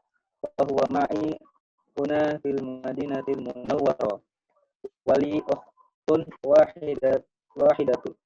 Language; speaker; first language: Arabic; non-native, learner; Indonesian